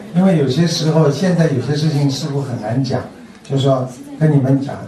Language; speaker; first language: Chinese; native; Chinese